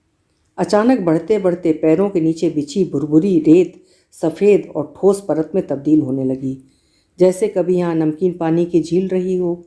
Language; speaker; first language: Hindi; native; Hindi